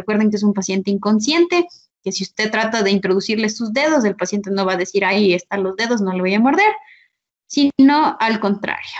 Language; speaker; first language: Spanish; native; Spanish